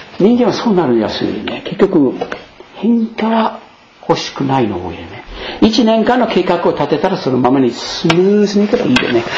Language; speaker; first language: Japanese; non-native, fluent; English